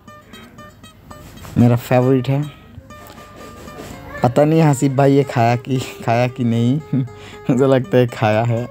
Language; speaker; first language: Hindi; non-native, learner; Bangla